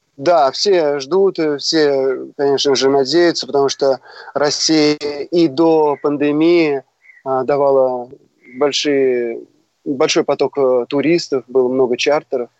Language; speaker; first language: Russian; native; Russian